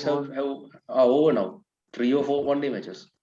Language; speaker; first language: English; non-native, local second language; Sinhala